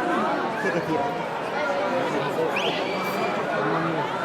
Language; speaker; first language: Italian; native; Italian